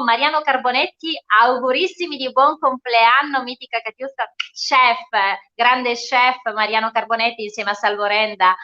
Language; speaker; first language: Italian; native; Italian